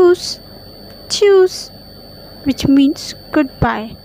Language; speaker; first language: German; non-native, fluent; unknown